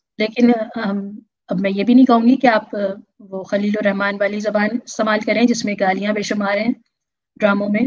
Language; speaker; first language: Urdu; native; Urdu